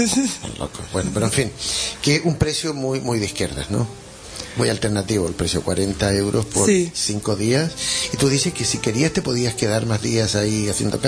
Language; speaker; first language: Spanish; native; Spanish